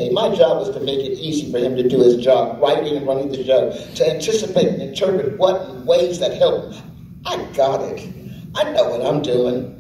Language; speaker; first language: English; native; English